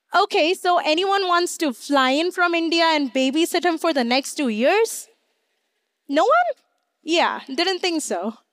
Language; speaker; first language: English; non-native, local second language; Hindi